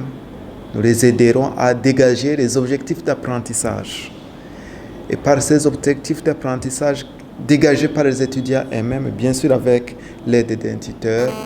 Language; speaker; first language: French; non-native, local second language; Rundi